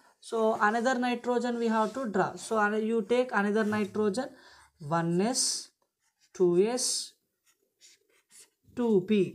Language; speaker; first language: English; non-native, local second language; Telugu